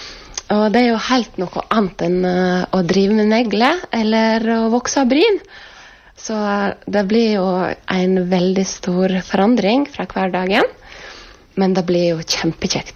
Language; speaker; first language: Norwegian; non-native, fluent; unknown